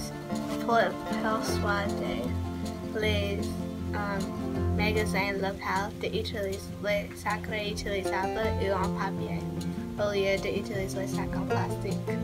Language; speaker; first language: French; non-native, learner; English